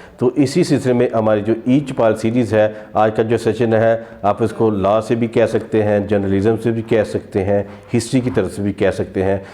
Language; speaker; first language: Urdu; non-native, local second language; Punjabi